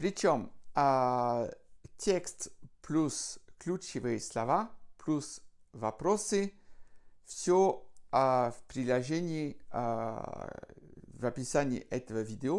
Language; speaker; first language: Russian; non-native, fluent; French